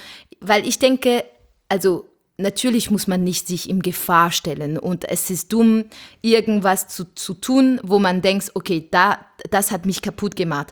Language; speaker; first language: German; non-native, fluent; French